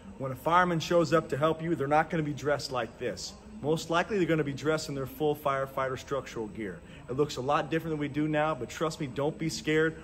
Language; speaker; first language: English; native; English